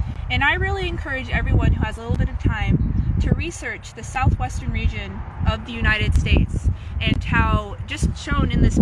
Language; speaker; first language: English; native; English